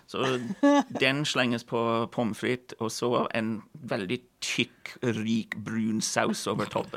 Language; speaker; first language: Norwegian; non-native, fluent; English